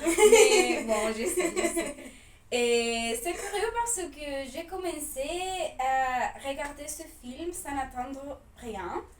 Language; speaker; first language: French; non-native, fluent; Spanish